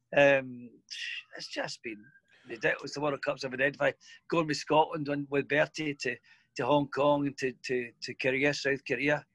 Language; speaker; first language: English; native; English